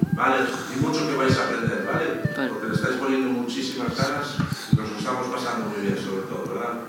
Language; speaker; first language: Spanish; native; Spanish